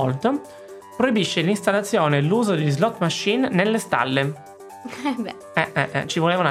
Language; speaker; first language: Italian; native; Italian